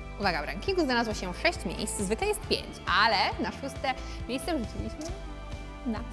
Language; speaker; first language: Polish; native; Polish